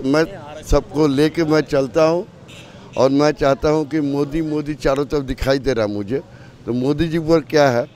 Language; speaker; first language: Hindi; native; Hindi